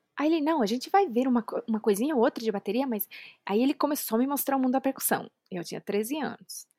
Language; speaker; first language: Portuguese; non-native, fluent; Spanish